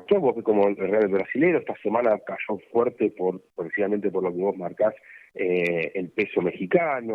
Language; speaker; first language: Spanish; native; Spanish